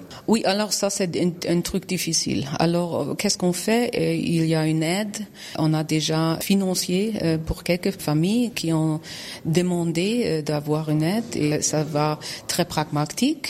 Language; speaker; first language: French; non-native, learner; German